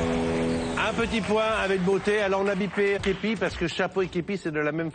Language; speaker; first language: French; native; French